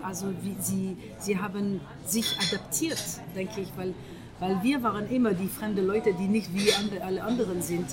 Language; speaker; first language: German; non-native, fluent; French